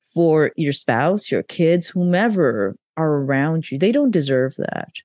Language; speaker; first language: English; non-native, local second language; Urdu